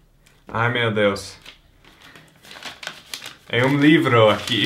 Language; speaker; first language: Portuguese; non-native, fluent; English